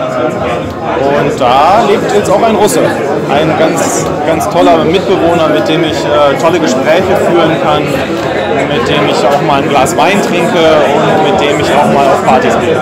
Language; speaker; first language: German; native; German